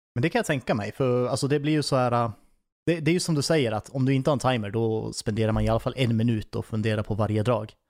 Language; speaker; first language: Swedish; native; Swedish